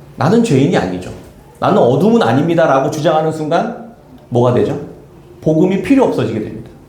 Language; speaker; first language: Korean; native; Korean